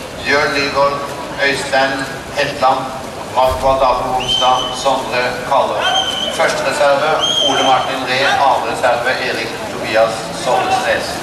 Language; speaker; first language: Norwegian; native; Norwegian